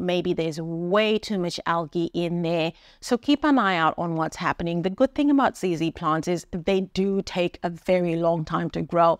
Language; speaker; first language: English; native; English